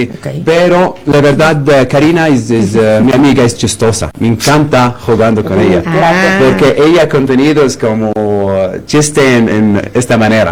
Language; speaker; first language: Spanish; non-native, learner; Arabic